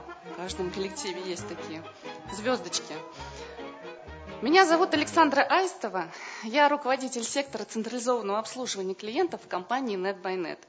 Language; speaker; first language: Russian; native; Russian